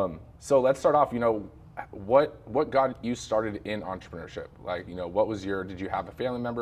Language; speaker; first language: English; native; English